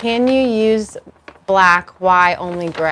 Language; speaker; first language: English; native; English